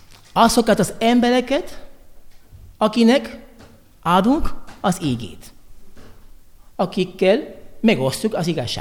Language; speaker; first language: Hungarian; non-native, learner; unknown